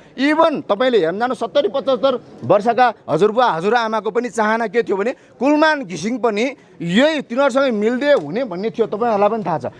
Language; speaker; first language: Nepali; non-native, local second language; Newari